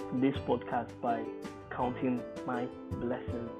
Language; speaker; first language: English; non-native, local second language; Yoruba